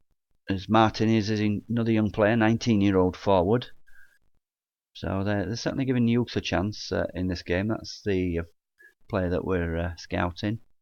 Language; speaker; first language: English; native; English